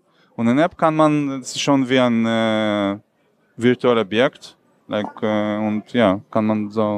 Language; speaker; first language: German; non-native, learner; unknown